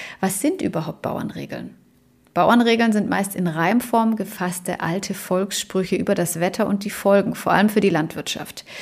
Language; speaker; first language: German; native; German